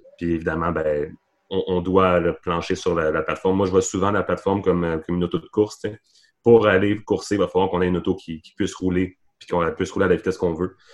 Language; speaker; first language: French; native; French